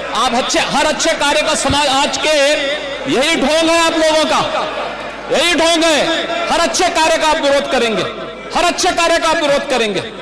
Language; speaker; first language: Hindi; native; Hindi